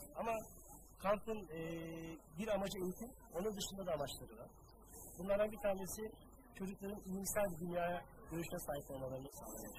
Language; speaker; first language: Turkish; native; Turkish